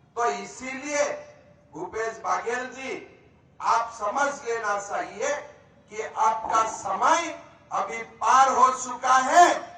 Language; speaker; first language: Hindi; non-native, local second language; Assamese